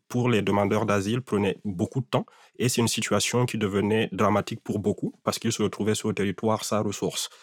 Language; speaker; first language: French; non-native, local second language; Fula